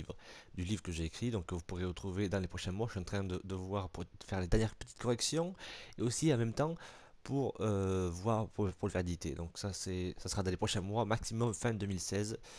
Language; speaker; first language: French; native; French